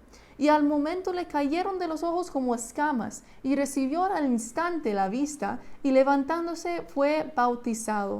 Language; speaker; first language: Spanish; non-native, fluent; English